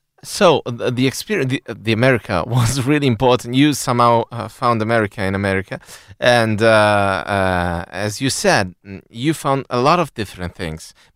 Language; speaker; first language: English; non-native, fluent; Italian